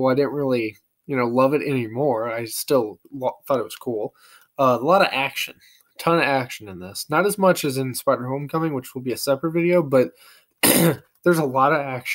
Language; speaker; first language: English; native; English